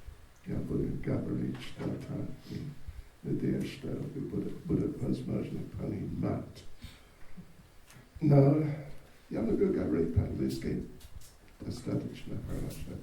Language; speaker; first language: Russian; non-native, learner; English